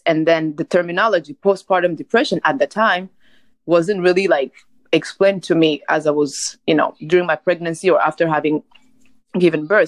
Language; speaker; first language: English; non-native, local second language; Kinyarwanda